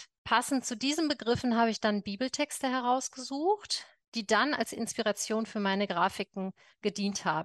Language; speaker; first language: German; native; German